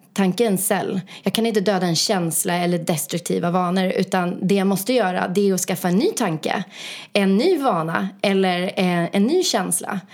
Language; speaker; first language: Swedish; native; Swedish